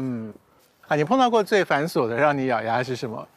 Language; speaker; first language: Chinese; native; Chinese